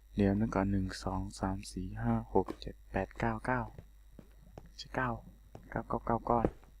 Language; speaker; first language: Thai; native; Thai